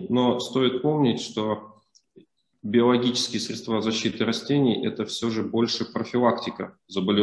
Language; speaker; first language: Russian; native; Russian